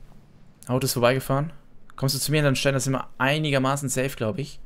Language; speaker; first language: German; native; German